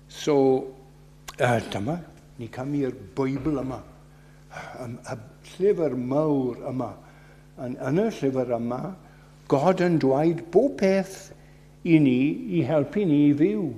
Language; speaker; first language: Welsh; non-native, fluent; English